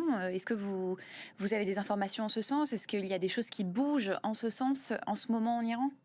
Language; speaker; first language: French; native; French